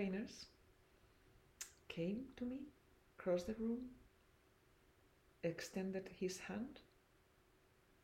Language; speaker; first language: English; non-native, fluent; Spanish